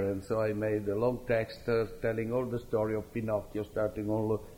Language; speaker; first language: English; non-native, fluent; Italian